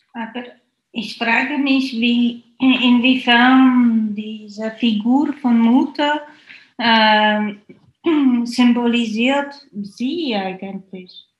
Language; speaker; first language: German; non-native, fluent; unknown